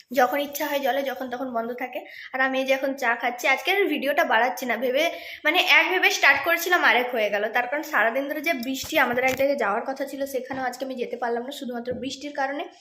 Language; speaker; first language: Bangla; non-native, local second language; Santali